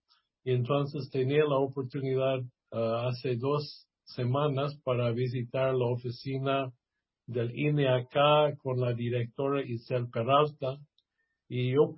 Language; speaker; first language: Spanish; non-native, fluent; English